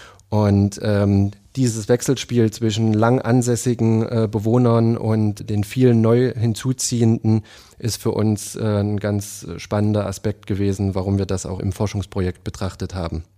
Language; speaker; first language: German; native; German